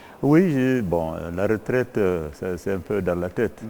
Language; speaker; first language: French; non-native, local second language; Fula